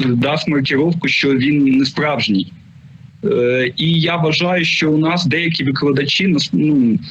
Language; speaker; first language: Ukrainian; non-native, local second language; Russian